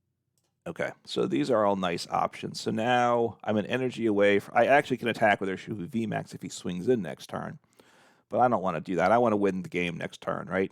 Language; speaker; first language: English; native; English